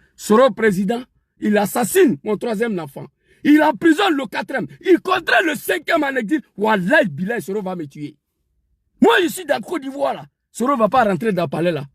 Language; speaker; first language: French; non-native, local second language; Dyula